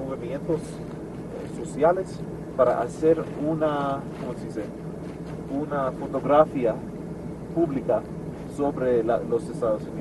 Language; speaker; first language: Spanish; non-native, fluent; English